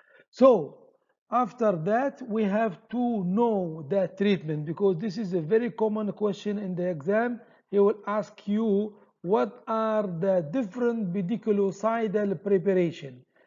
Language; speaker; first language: English; non-native, fluent; Arabic